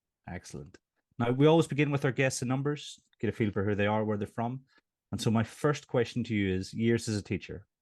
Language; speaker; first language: English; native; English